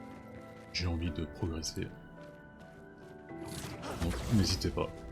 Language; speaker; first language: French; native; French